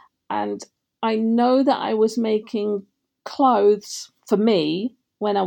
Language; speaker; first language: English; native; English